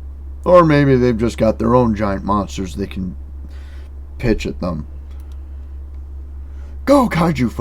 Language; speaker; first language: English; native; English